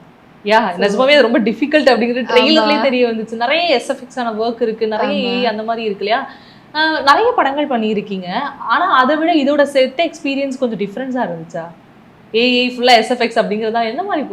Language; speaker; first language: Tamil; native; Tamil